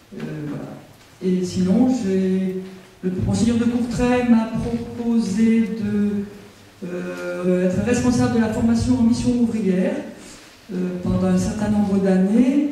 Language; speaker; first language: French; native; French